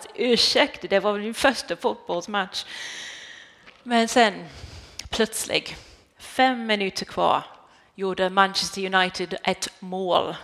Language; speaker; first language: Swedish; non-native, fluent; English